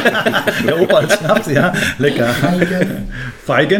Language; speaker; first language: German; native; German